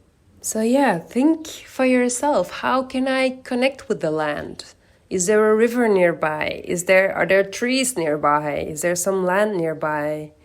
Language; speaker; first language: English; non-native, fluent; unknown